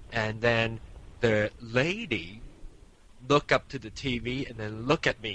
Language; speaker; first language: English; non-native, local second language; Min Nan Chinese